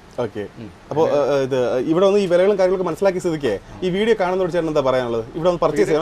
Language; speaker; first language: Malayalam; native; Malayalam